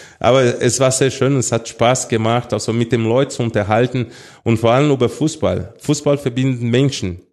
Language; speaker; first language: German; non-native, fluent; Portuguese